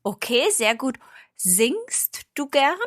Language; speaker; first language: German; non-native, fluent; English